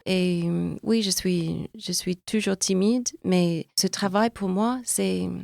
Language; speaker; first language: French; non-native, fluent; English